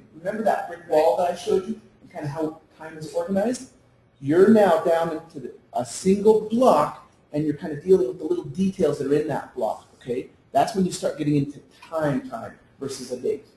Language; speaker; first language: English; native; English